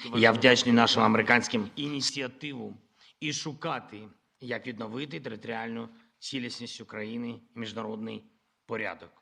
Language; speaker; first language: Ukrainian; non-native, local second language; Russian